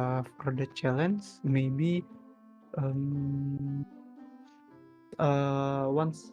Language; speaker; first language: English; non-native, learner; Indonesian